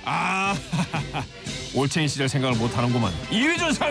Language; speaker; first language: Korean; native; Korean